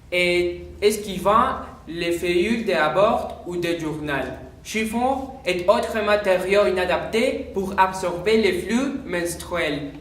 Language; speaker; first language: French; non-native, learner; Spanish